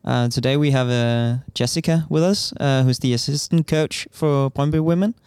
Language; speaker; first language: English; non-native, fluent; Danish